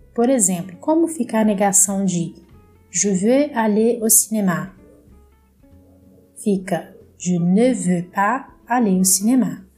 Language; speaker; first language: French; non-native, fluent; Portuguese